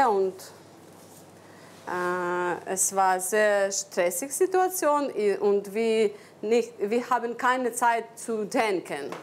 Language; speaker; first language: German; non-native, learner; Ukrainian